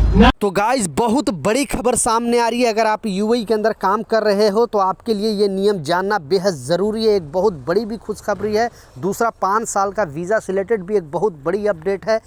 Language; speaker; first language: Hindi; native; Hindi